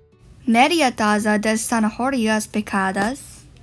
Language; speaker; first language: Spanish; non-native, learner; English